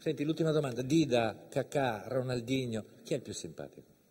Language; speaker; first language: Italian; native; Italian